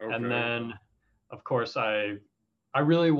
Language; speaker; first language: English; native; English